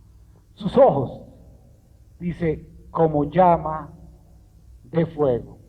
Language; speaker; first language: Spanish; native; Spanish